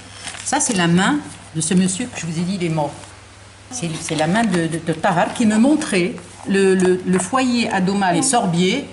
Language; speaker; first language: French; native; French